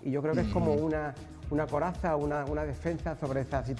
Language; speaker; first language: Spanish; native; Spanish